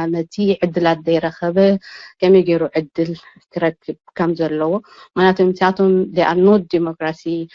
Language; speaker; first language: Tigrinya; non-native, local second language; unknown